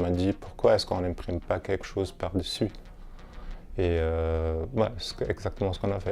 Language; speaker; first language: French; non-native, fluent; German